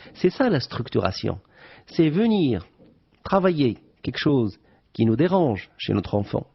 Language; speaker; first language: French; non-native, local second language; Arabic